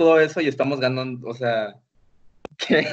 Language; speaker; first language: Spanish; native; Spanish